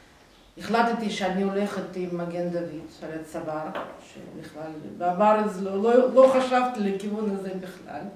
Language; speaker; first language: Hebrew; non-native, fluent; Russian